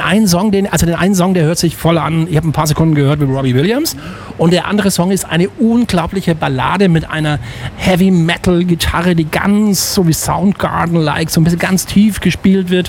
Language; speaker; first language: German; native; German